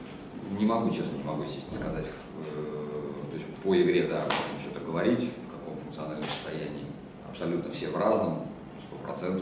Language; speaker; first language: Russian; native; Russian